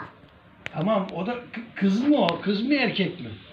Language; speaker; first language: Turkish; native; Turkish